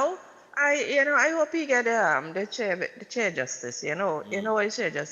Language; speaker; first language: English; native; English